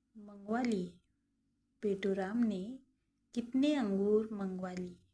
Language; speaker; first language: Hindi; non-native, local second language; Marathi